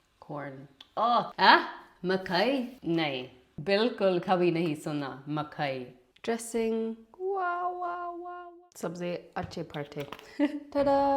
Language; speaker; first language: Hindi; non-native, learner; English